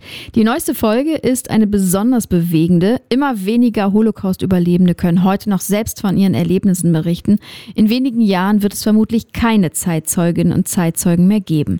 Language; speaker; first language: German; native; German